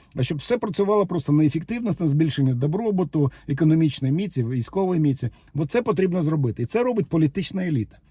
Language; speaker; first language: Ukrainian; native; Ukrainian